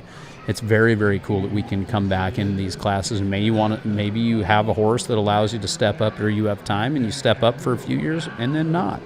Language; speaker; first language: English; native; English